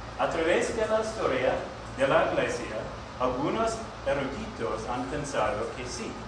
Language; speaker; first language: Spanish; non-native, learner; English